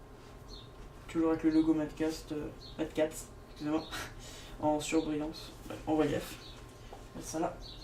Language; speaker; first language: French; native; French